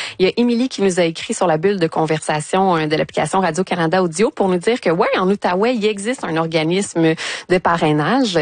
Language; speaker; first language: French; native; French